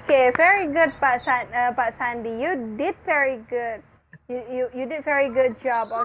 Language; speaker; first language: English; non-native, fluent; Indonesian